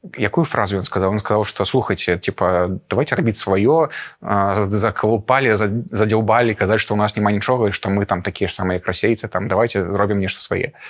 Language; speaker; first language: Belarusian; non-native, local second language; Russian